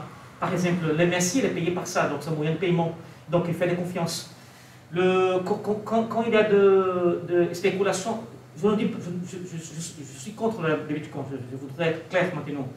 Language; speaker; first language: French; non-native, learner; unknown